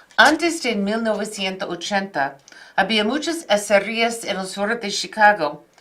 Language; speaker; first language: Spanish; non-native, fluent; English